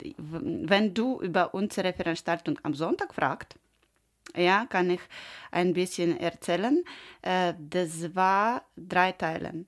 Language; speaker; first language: German; non-native, learner; Ukrainian